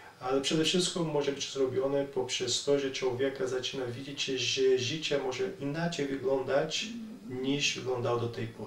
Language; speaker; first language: Polish; non-native, learner; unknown